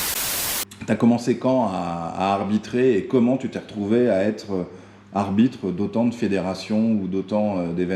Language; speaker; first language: French; native; French